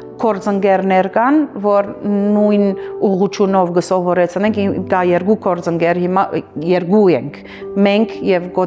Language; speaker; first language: Armenian; early bilingual, heritage; Armenian